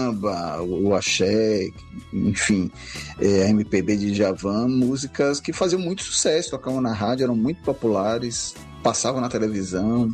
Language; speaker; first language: Portuguese; native; Portuguese